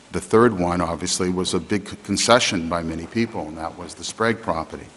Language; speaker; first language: English; native; English